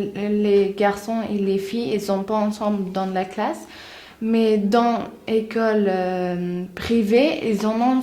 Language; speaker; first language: French; non-native, learner; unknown